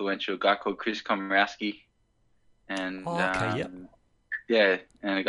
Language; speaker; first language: English; native; English